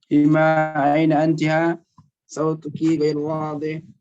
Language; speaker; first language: Arabic; non-native, fluent; Indonesian